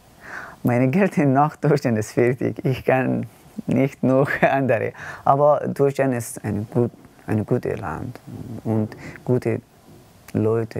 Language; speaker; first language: German; non-native, learner; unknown